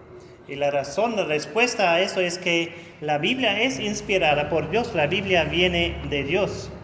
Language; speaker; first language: Spanish; non-native, fluent; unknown